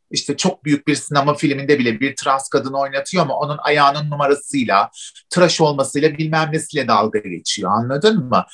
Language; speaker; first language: Turkish; native; Turkish